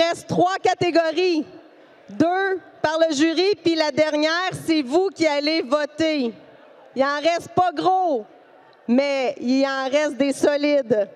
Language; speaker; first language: French; native; French